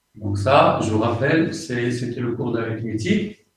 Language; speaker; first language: French; non-native, local second language; Arabic